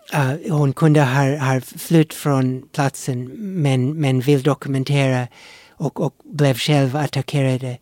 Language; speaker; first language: Swedish; non-native, fluent; English